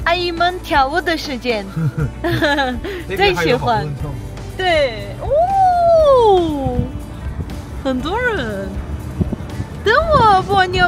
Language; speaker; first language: Chinese; non-native, learner; Armenian